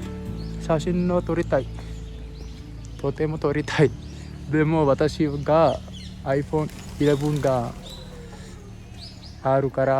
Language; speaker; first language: Japanese; non-native, learner; Sinhala